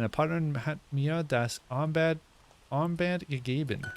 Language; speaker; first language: German; non-native, learner; English